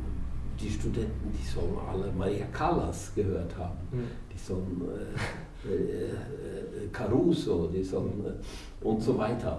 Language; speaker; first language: German; non-native, fluent; Norwegian